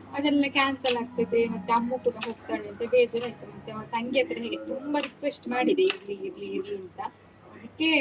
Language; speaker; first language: Kannada; native; Kannada